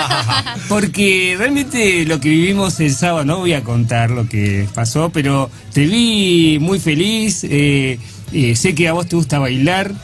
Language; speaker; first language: Spanish; native; Spanish